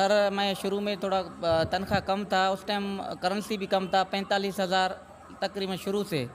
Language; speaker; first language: Urdu; non-native, local second language; Sindhi